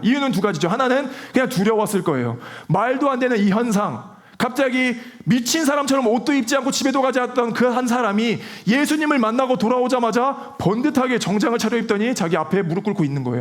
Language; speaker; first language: Korean; native; Korean